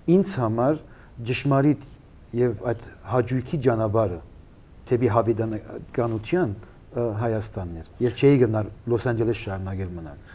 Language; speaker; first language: Armenian; early bilingual, heritage; Armenian